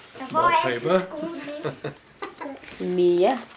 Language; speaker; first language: Danish; non-native, learner; Filipino